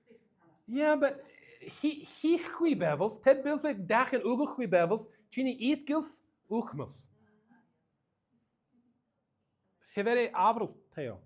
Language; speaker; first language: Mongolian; non-native, learner; English